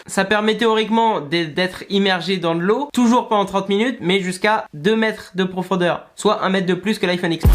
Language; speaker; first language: French; native; French